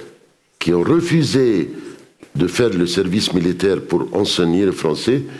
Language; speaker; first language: French; non-native, fluent; Arabic